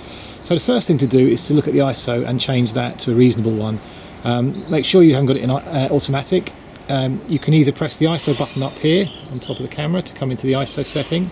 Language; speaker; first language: English; native; English